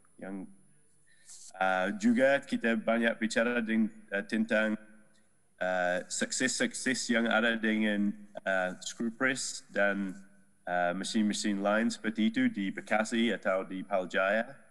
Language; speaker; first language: Indonesian; non-native, learner; Dutch